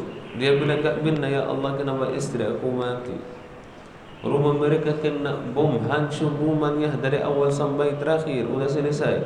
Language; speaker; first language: Indonesian; non-native, learner; Arabic